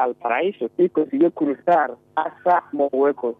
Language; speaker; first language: Spanish; non-native, fluent; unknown